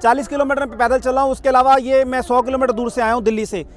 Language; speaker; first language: Hindi; non-native, local second language; Punjabi